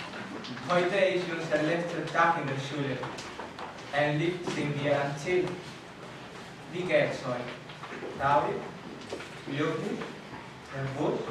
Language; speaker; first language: German; non-native, learner; Spanish